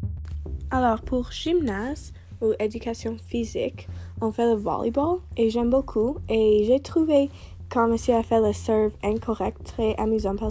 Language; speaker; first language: French; non-native, learner; English